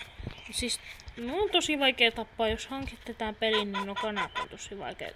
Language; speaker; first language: Finnish; native; Finnish